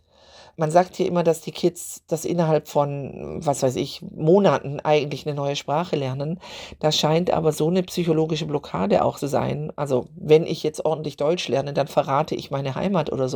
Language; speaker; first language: German; native; German